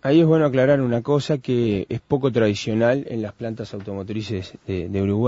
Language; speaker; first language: Spanish; native; Spanish